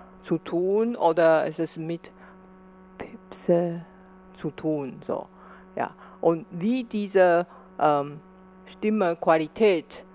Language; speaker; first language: German; non-native, fluent; Chinese